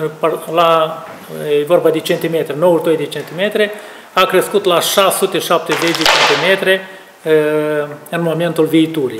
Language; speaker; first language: Romanian; native; Romanian